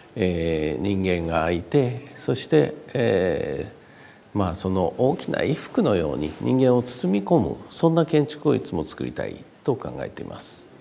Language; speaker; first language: Japanese; native; Japanese